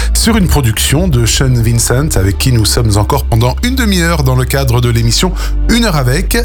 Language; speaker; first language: French; native; French